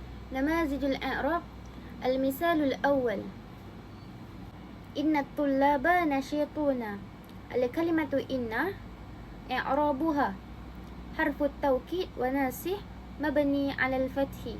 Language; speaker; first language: Arabic; non-native, learner; Malay